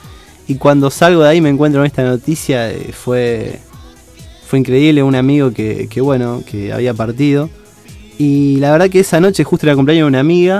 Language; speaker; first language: Spanish; native; Spanish